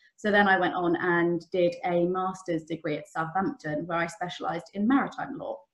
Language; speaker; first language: English; native; English